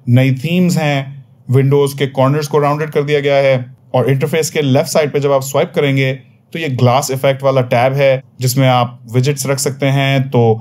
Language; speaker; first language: Urdu; native; Urdu